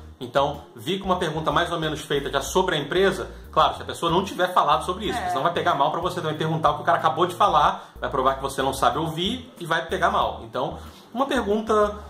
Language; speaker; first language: Portuguese; native; Portuguese